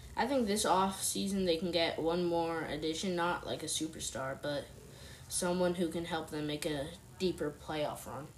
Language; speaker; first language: English; native; English